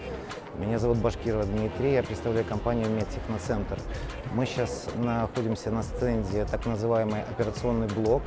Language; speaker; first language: Russian; native; Russian